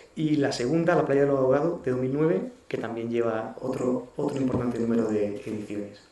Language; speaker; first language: Spanish; native; Spanish